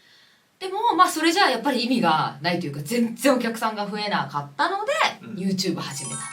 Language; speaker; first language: Japanese; native; Japanese